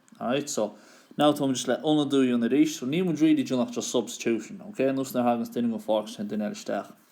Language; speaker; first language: Irish; native; Irish